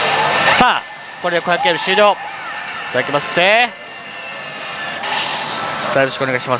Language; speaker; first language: Japanese; native; Japanese